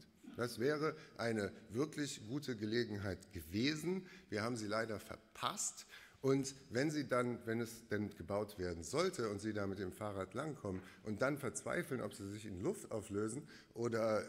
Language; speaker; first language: German; native; German